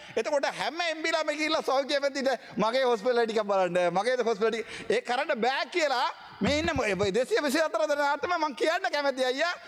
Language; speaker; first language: Sinhala; non-native, local second language; Tamil